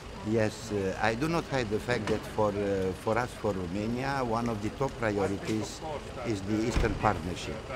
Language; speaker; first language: English; non-native, fluent; Romanian